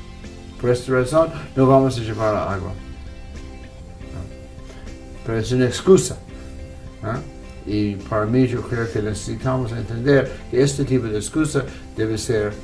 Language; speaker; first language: Spanish; non-native, fluent; English